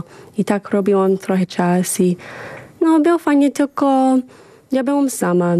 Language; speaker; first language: Polish; early bilingual, heritage; English